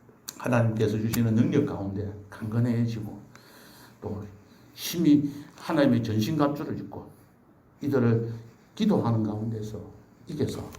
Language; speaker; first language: Korean; native; Korean